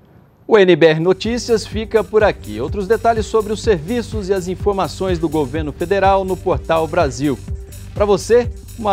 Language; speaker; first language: Portuguese; native; Portuguese